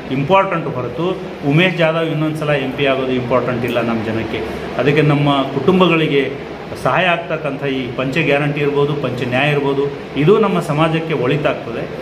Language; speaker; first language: Kannada; non-native, local second language; Lambadi